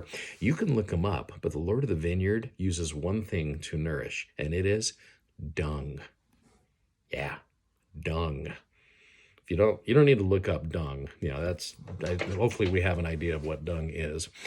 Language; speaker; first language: English; native; English